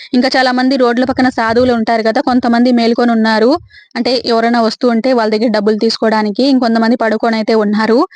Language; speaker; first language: Telugu; native; Telugu